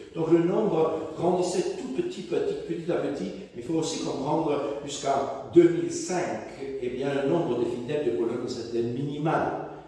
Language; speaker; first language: French; non-native, fluent; German